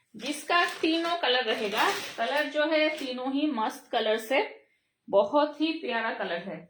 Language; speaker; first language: Hindi; non-native, local second language; Bangla